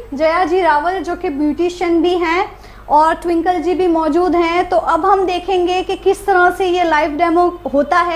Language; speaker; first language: Hindi; native; Hindi